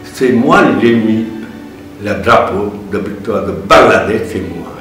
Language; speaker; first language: French; non-native, learner; Bangla